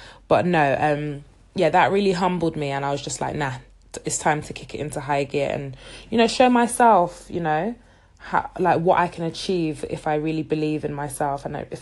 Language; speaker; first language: English; native; English